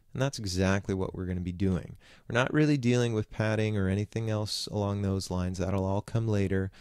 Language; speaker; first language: English; native; English